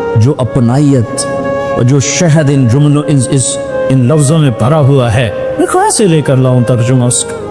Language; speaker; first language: Urdu; non-native, local second language; Punjabi